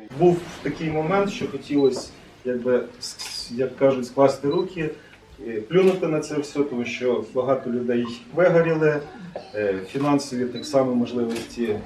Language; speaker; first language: Ukrainian; native; Ukrainian